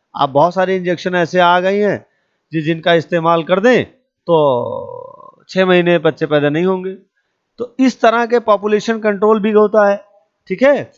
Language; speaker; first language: Hindi; native; Hindi